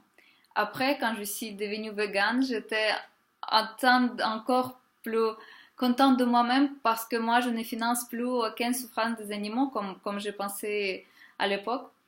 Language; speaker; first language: French; non-native, fluent; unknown